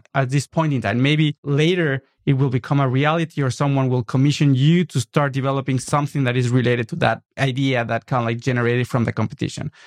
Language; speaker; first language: English; non-native, fluent; Spanish